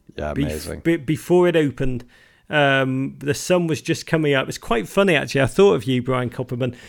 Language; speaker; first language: English; native; English